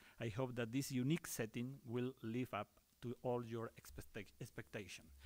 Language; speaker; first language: English; non-native, fluent; Spanish